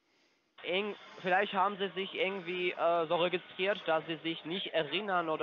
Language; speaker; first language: German; non-native, fluent; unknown